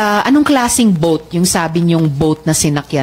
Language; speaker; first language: Filipino; native; Filipino